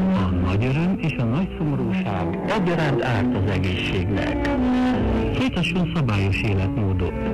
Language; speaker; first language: Hungarian; non-native, fluent; Chinese